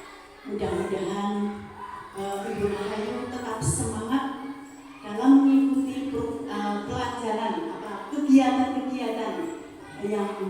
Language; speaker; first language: Indonesian; non-native, local second language; Javanese